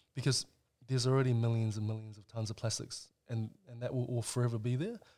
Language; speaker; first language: English; native; English